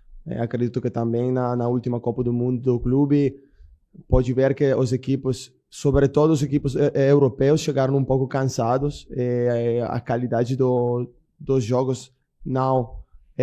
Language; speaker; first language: Portuguese; non-native, fluent; Italian